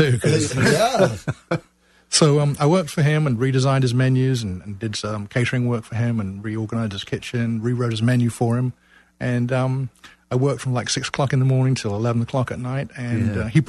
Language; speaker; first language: English; native; English